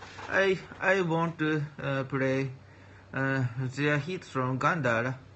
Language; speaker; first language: English; non-native, learner; Japanese